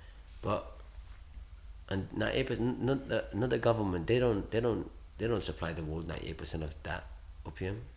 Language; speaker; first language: English; early bilingual, other home language; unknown